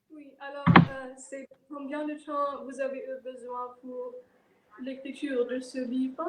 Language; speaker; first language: French; non-native, learner; German